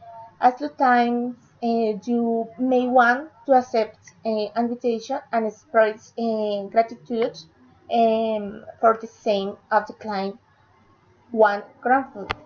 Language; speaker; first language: English; non-native, learner; Spanish